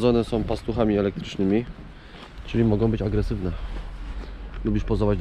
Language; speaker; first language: Polish; native; Polish